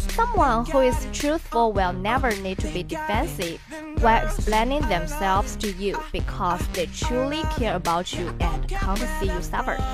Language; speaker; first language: English; non-native, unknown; Chinese